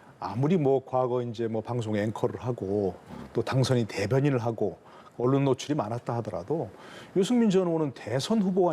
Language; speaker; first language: Korean; native; Korean